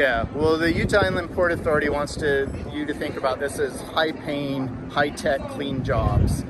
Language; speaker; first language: English; native; English